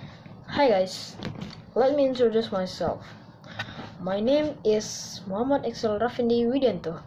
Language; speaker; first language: English; non-native, learner; Indonesian